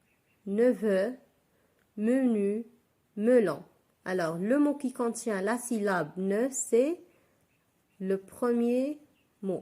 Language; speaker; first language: French; non-native, local second language; Arabic